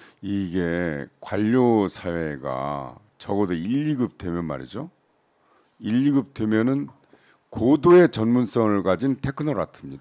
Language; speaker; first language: Korean; native; Korean